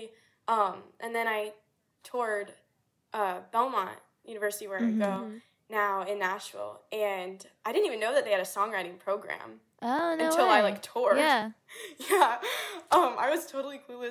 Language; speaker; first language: English; native; English